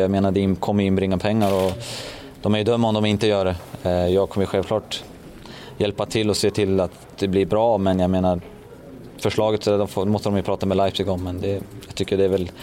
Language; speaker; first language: Swedish; native; Swedish